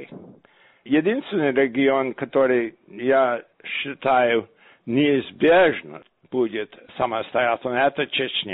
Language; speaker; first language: Russian; non-native, fluent; English